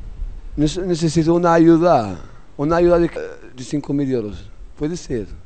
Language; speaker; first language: Spanish; non-native, learner; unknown